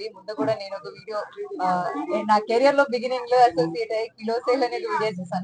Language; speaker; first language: Telugu; non-native, local second language; Malayalam